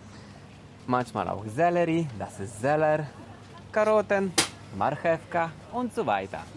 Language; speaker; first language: German; non-native, learner; Polish